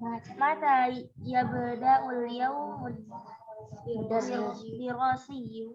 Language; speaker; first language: Arabic; non-native, learner; Indonesian